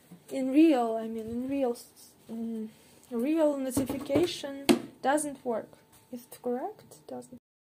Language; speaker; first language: English; non-native, learner; Russian